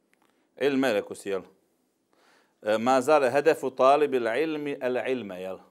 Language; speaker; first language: Arabic; non-native, fluent; Bosnian